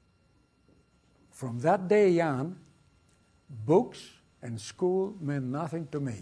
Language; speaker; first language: English; non-native, fluent; Greek